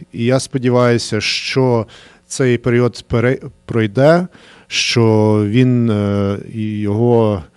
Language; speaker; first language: Ukrainian; early bilingual, heritage; Ukrainian